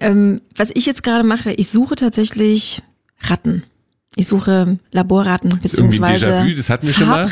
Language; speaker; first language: German; native; German